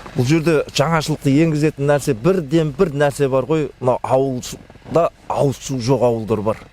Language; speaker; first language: Kazakh; native; Kazakh